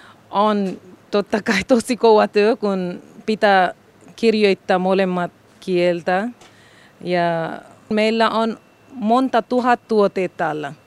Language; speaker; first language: Finnish; non-native, learner; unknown